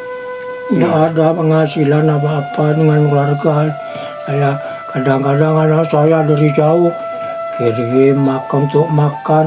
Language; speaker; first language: Indonesian; non-native, local second language; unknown